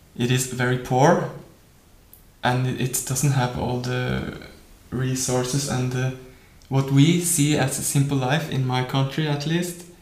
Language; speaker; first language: English; non-native, fluent; Norwegian